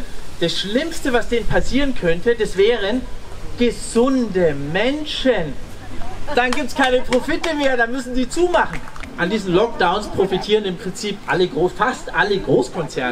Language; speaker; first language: German; native; German